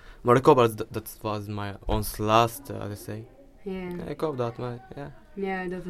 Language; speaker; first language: Dutch; non-native, learner; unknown